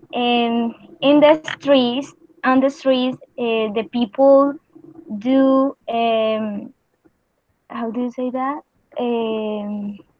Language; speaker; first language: English; non-native, learner; Spanish